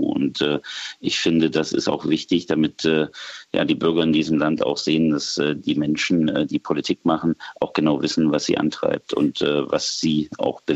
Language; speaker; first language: German; native; German